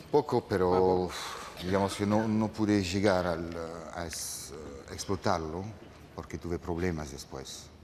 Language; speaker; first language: Spanish; non-native, fluent; French